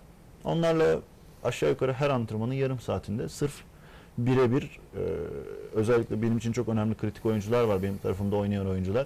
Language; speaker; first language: Turkish; native; Turkish